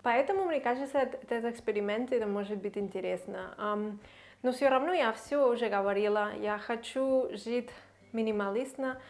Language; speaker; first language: Russian; non-native, learner; Catalan